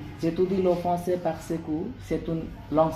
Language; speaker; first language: French; non-native, learner; Bangla